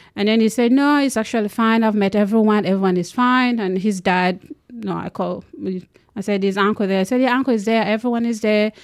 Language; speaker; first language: English; non-native, local second language; Acoli